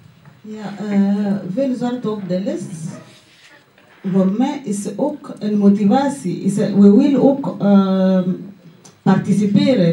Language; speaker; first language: Dutch; non-native, learner; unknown